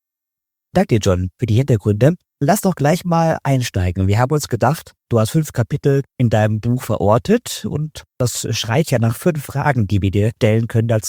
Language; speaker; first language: German; native; German